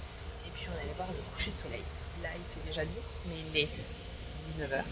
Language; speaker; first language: French; native; French